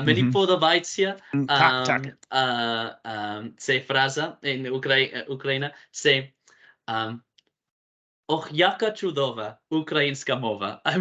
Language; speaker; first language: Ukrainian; non-native, learner; English